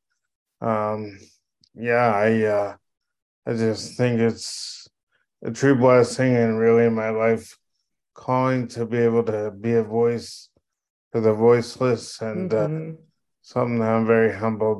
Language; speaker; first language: English; native; English